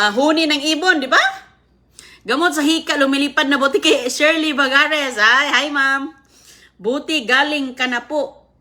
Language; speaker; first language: Filipino; non-native, local second language; Cebuano